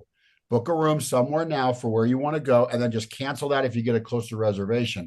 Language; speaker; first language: English; native; English